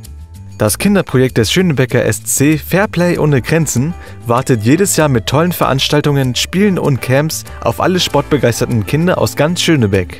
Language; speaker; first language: German; native; German